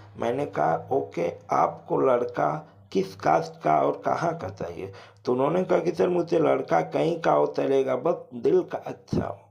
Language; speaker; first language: Hindi; native; Hindi